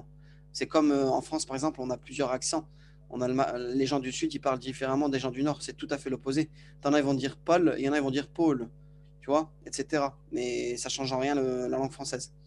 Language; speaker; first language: French; native; French